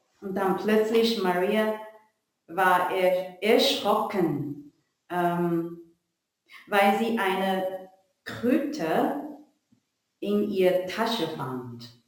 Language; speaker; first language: German; non-native, learner; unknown